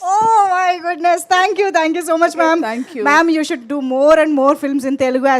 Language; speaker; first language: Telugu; native; Telugu